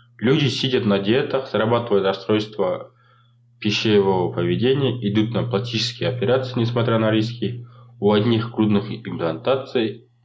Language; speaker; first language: Russian; non-native, local second language; Kazakh